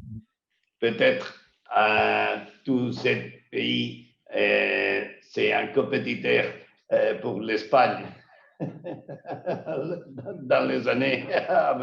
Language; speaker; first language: French; non-native, learner; Spanish